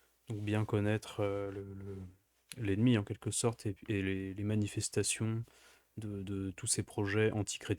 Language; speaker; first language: French; native; French